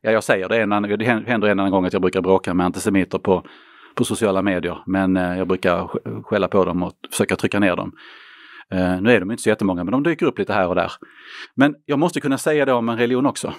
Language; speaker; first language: Swedish; native; Swedish